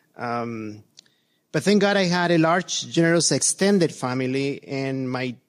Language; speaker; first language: English; non-native, fluent; Spanish